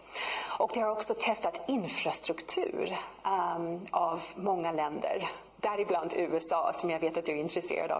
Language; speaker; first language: Swedish; non-native, fluent; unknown